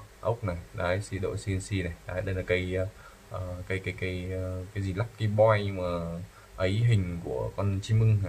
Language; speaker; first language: Vietnamese; native; Vietnamese